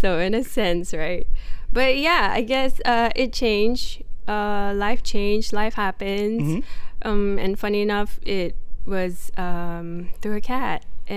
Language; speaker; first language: English; non-native, local second language; Malay